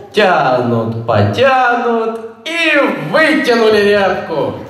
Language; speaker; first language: Russian; non-native, learner; Lithuanian